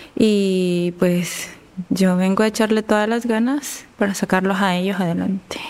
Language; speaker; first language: Spanish; native; Spanish